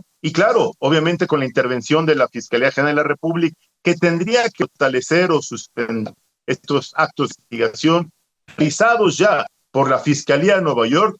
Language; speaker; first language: Spanish; native; Spanish